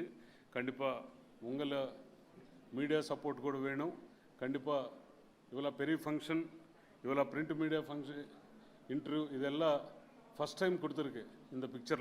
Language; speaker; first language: Tamil; non-native, learner; Telugu